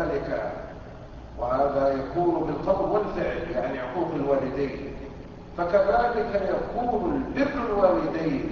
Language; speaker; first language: Arabic; native; Arabic